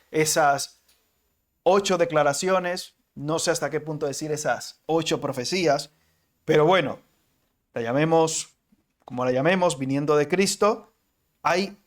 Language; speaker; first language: Spanish; native; Spanish